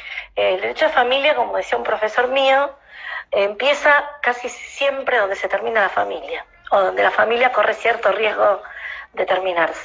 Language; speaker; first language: Spanish; native; Spanish